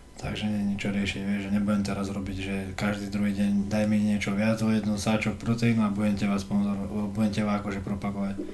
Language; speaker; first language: Slovak; early bilingual, heritage; Slovak